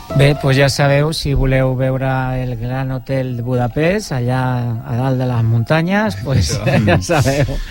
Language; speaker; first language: Catalan; non-native, local second language; Spanish